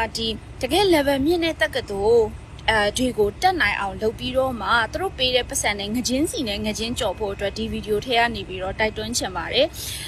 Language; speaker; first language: Burmese; native; Burmese